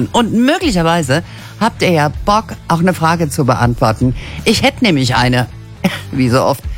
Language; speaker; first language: German; native; German